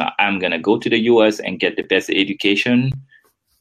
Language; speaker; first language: English; non-native, fluent; French